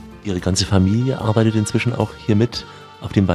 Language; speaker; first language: German; native; German